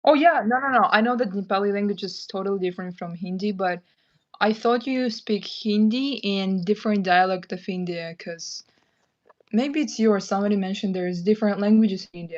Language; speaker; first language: English; non-native, fluent; Kyrgyz